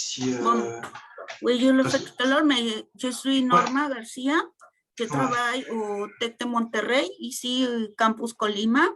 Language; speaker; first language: French; non-native, fluent; Spanish